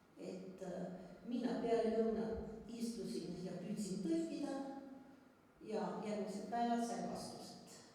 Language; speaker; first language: Estonian; non-native, fluent; French